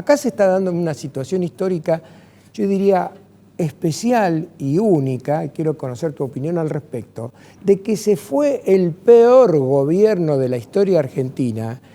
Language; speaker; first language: Spanish; native; Spanish